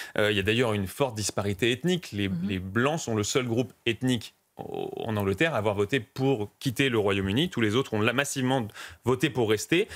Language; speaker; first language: French; native; French